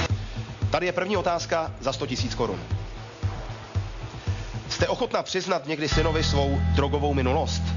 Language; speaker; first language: Czech; native; Czech